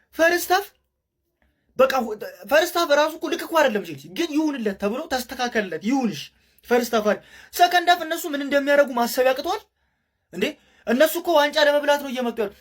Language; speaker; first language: Amharic; native; Amharic